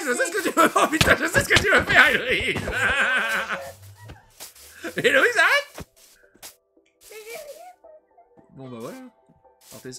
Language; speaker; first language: French; native; French